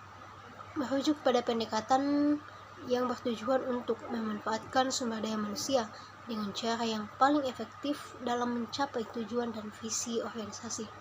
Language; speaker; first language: Indonesian; native; Indonesian